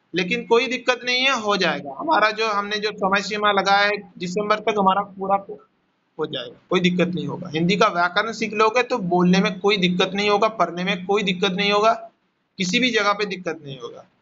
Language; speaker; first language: Hindi; non-native, local second language; Bangla